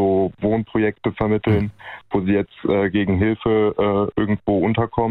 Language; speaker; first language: German; native; German